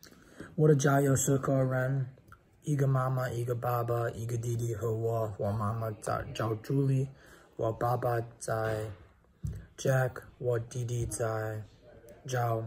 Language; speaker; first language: Chinese; non-native, learner; English